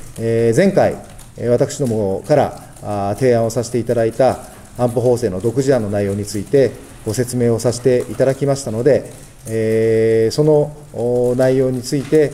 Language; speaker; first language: Japanese; native; Japanese